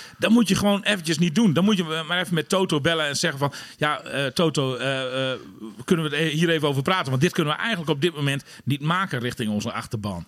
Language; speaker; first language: Dutch; native; Dutch